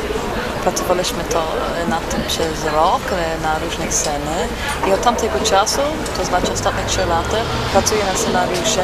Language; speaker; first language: Polish; non-native, fluent; English